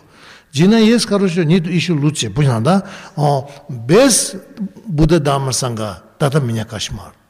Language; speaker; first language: Russian; non-native, learner; Tibetan